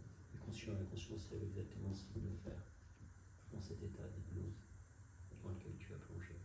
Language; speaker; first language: French; native; French